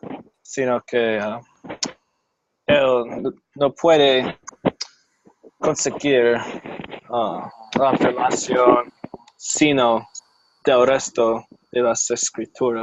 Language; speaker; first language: Spanish; non-native, fluent; English